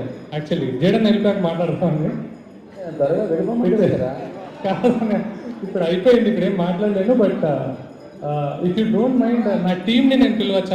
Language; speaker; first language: Telugu; native; Telugu